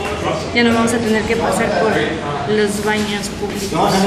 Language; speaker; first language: Spanish; native; Spanish